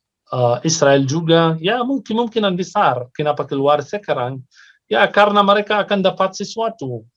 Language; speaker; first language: Indonesian; non-native, fluent; Arabic